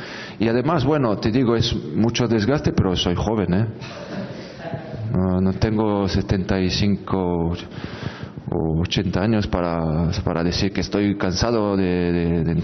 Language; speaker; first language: Spanish; non-native, fluent; French